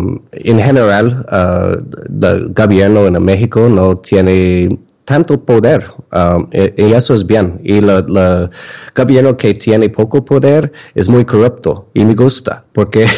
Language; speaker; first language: Spanish; non-native, learner; English